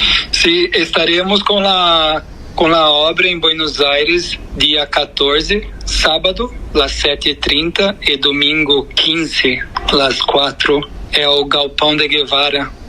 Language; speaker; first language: Spanish; non-native, fluent; Portuguese